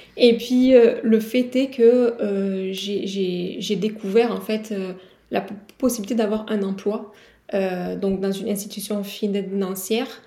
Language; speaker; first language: French; native; French